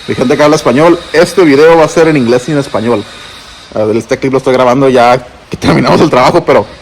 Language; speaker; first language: Spanish; early bilingual, heritage; Spanish